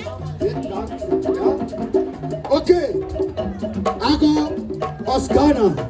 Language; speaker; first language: German; non-native, learner; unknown